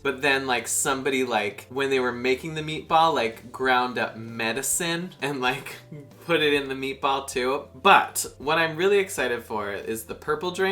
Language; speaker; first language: English; native; English